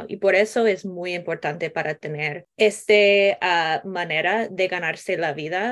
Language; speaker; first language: Spanish; non-native, learner; English